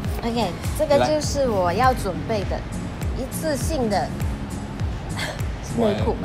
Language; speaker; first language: Chinese; native; Chinese